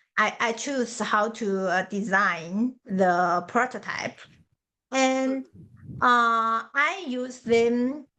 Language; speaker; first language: English; non-native, learner; Chinese